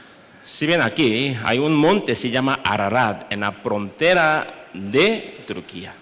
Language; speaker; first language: Spanish; non-native, learner; Korean